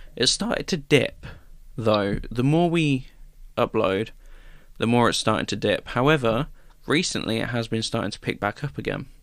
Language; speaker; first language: English; native; English